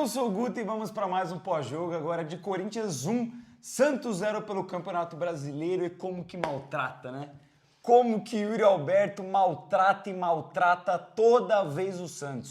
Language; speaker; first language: Portuguese; native; Portuguese